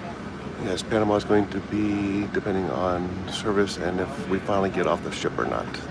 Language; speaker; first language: English; native; English